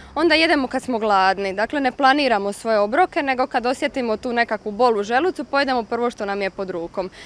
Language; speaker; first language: Croatian; native; Croatian